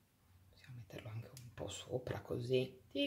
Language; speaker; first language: Japanese; non-native, learner; Italian